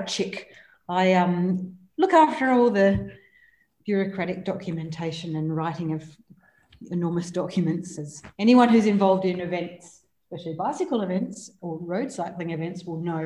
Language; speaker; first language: English; native; English